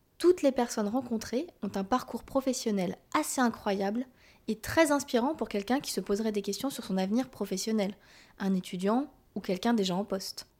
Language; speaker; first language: French; native; French